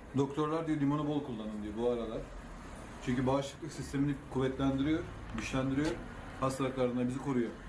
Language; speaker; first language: Turkish; native; Turkish